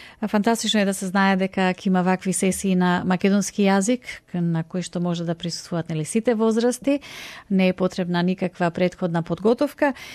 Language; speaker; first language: Macedonian; native; Macedonian